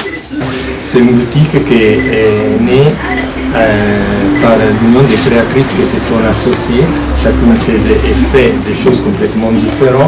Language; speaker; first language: French; non-native, fluent; Italian